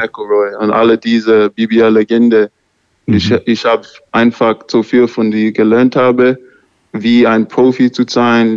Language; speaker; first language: German; non-native, learner; English